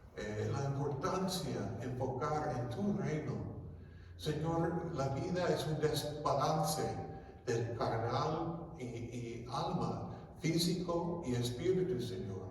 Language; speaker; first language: Spanish; non-native, fluent; English